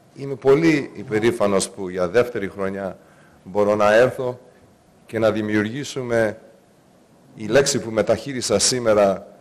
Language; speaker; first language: Greek; early bilingual, heritage; Greek